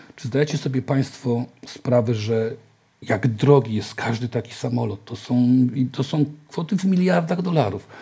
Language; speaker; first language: Polish; native; Polish